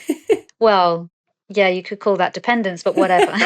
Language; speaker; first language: English; native; English